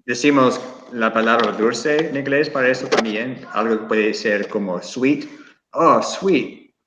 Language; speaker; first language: Spanish; non-native, learner; English